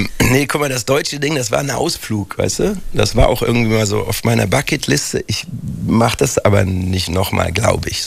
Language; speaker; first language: German; native; German